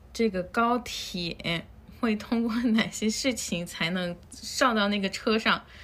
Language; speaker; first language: Chinese; non-native, fluent; Spanish